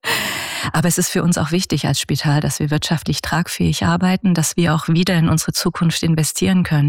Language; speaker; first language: German; native; German